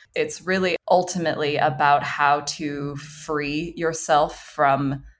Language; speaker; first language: English; early bilingual, other home language; Chinese